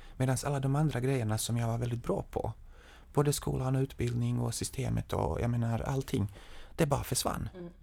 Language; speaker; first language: Swedish; non-native, fluent; Serbian